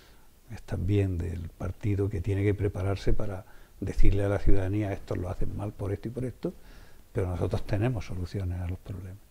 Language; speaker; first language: Spanish; native; Spanish